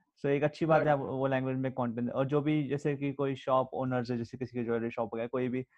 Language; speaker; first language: Hindi; native; Hindi